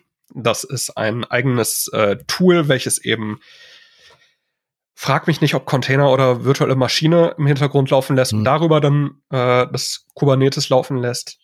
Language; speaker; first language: German; native; German